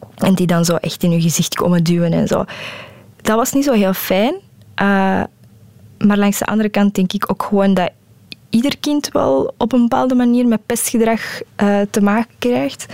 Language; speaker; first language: Dutch; native; Dutch